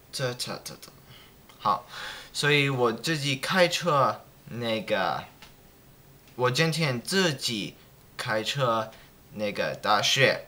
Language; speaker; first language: Chinese; non-native, learner; English